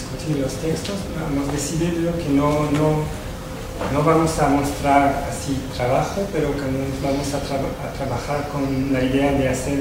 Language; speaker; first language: Spanish; non-native, fluent; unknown